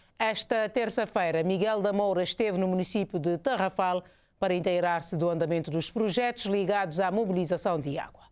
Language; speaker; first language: Portuguese; non-native, local second language; Kabuverdianu